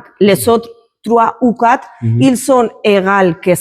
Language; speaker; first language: French; non-native, learner; Spanish